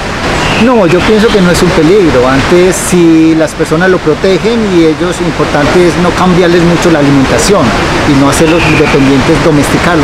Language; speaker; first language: Spanish; native; Spanish